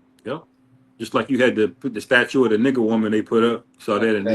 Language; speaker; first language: English; native; English